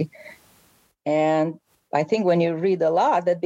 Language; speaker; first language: English; non-native, fluent; Romanian